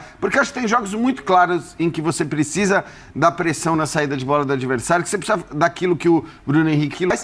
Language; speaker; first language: Portuguese; native; Portuguese